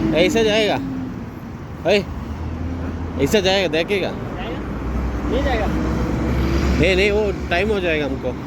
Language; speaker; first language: Hindi; non-native, local second language; Malayalam